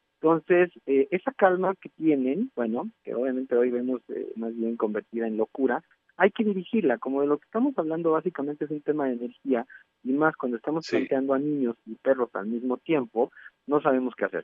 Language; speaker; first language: Spanish; native; Spanish